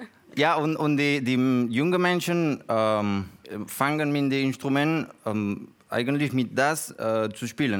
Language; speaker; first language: German; non-native, learner; Spanish